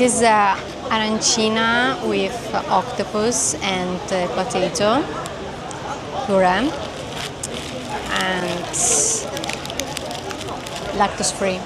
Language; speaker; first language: English; non-native, learner; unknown